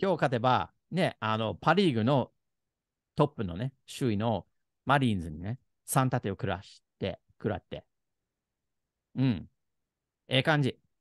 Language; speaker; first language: Japanese; non-native, fluent; English